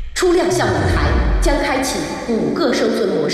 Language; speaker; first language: Chinese; native; Chinese